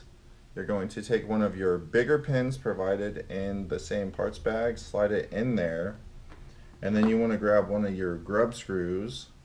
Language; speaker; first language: English; native; English